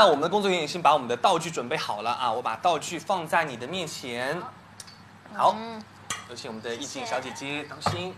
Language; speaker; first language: Chinese; native; Chinese